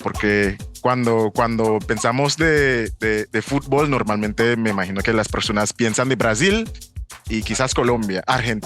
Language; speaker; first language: Spanish; non-native, fluent; English